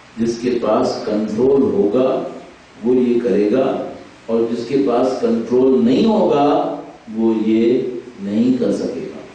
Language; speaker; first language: Urdu; native; Urdu